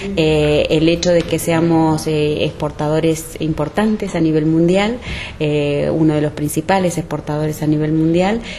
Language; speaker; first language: Spanish; native; Spanish